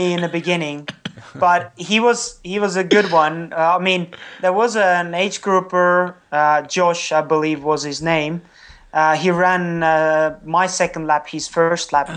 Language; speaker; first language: English; non-native, fluent; Estonian